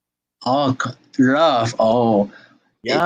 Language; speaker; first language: English; non-native, learner; Chinese